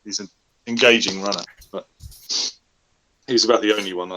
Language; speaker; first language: English; native; English